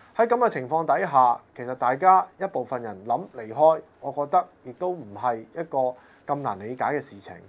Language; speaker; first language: Cantonese; native; Cantonese